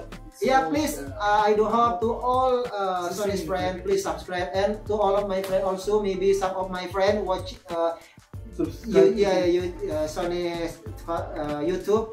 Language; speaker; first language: English; non-native, learner; Indonesian